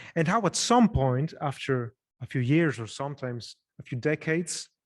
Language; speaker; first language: English; non-native, fluent; Italian